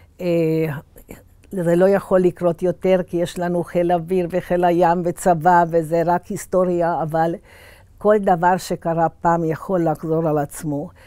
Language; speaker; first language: Hebrew; early bilingual, other home language; Hungarian